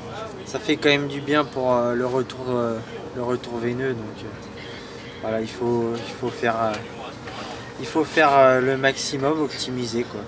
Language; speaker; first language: French; native; French